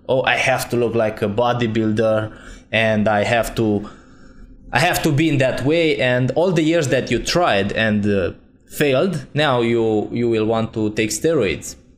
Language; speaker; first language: English; non-native, fluent; Romanian